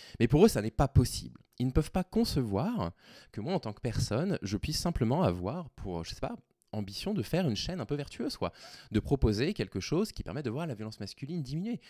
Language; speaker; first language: French; native; French